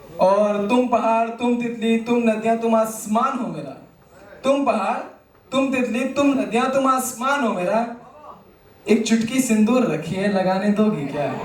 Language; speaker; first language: Hindi; native; Hindi